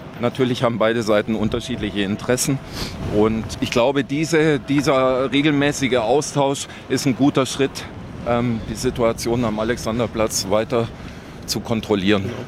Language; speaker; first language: German; native; German